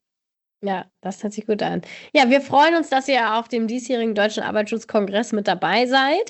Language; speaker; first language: German; native; German